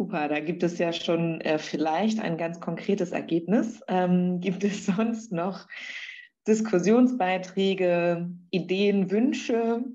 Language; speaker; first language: German; native; German